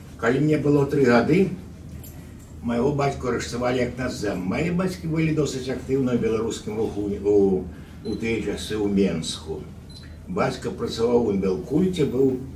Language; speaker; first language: Belarusian; native; Belarusian